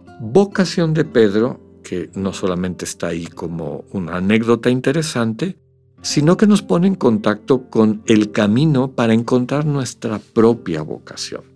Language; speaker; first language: Spanish; native; Spanish